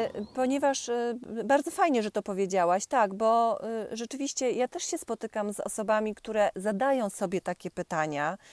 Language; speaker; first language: Polish; native; Polish